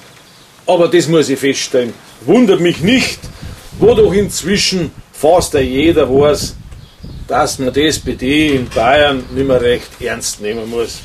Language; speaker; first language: German; native; German